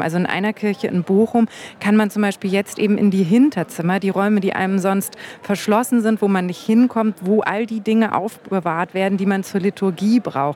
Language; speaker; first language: German; native; German